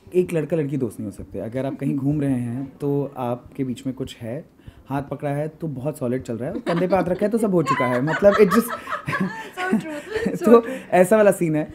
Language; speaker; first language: Hindi; native; Hindi